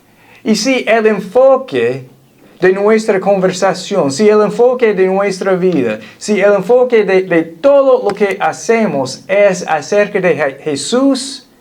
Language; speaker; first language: Spanish; non-native, fluent; English